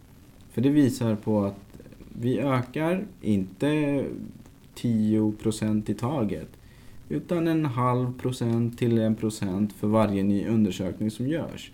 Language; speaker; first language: Swedish; native; Swedish